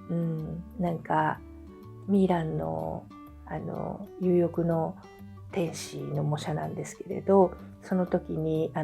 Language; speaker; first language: Japanese; native; Japanese